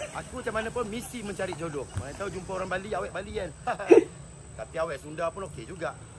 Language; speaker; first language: Malay; native; Malay